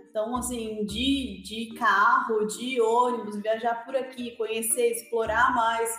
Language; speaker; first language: Portuguese; native; Portuguese